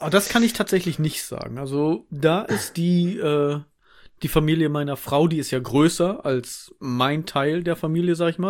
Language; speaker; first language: German; native; German